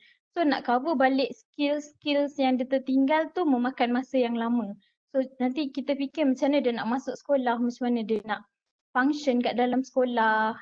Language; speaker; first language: Malay; native; Malay